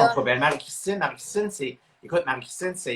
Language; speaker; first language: French; native; French